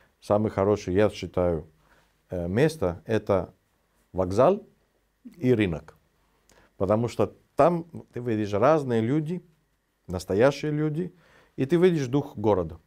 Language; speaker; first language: Russian; non-native, fluent; Greek